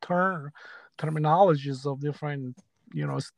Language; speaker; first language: English; early bilingual, other home language; Spanish